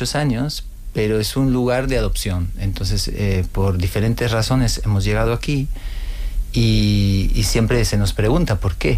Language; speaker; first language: Spanish; non-native, fluent; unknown